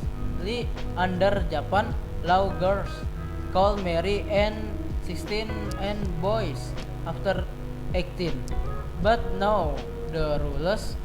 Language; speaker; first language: English; non-native, learner; Indonesian